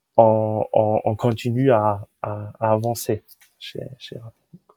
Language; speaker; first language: French; non-native, fluent; German